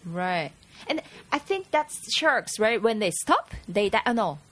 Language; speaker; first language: English; non-native, fluent; Japanese